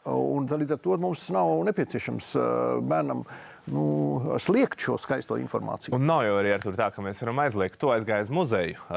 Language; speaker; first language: Latvian; non-native, local second language; Russian